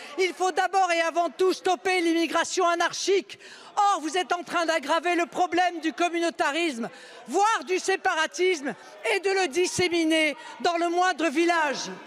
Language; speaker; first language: French; native; French